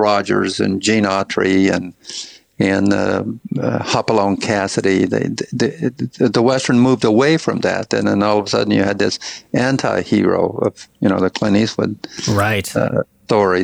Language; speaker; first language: English; native; English